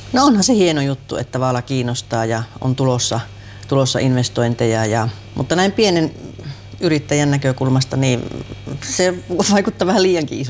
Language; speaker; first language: Finnish; native; Finnish